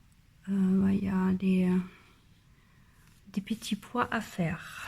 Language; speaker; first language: French; non-native, learner; German